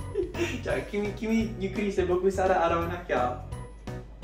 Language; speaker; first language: Japanese; non-native, learner; English